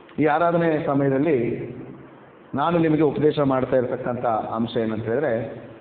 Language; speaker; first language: Kannada; non-native, local second language; Telugu